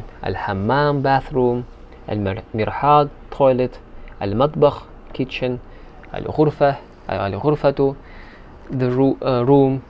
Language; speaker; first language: Arabic; non-native, fluent; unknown